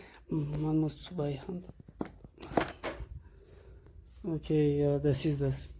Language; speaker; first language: German; non-native, learner; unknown